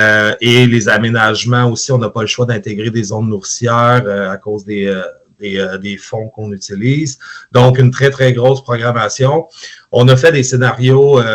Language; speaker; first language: French; native; French